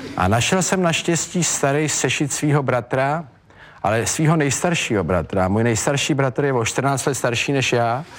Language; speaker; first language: Czech; native; Czech